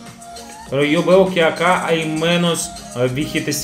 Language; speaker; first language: Spanish; non-native, learner; Russian